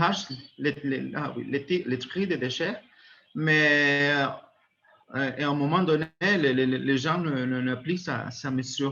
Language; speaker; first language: French; non-native, learner; Spanish